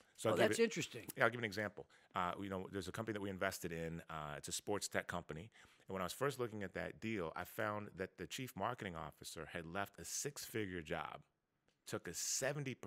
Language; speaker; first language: English; native; English